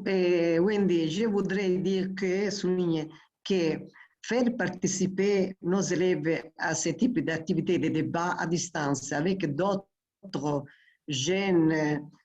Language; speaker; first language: French; non-native, fluent; Italian